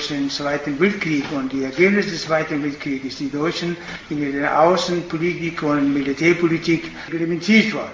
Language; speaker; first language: German; non-native, fluent; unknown